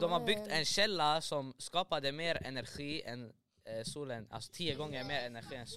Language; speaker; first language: Swedish; early bilingual, other home language; Arabic